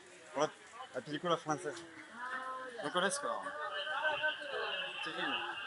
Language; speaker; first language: Spanish; non-native, learner; French